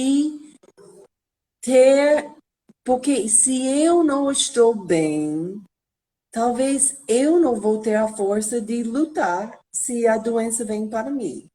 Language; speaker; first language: Portuguese; non-native, fluent; English